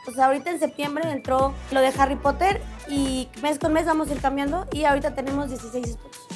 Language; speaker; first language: Spanish; native; Spanish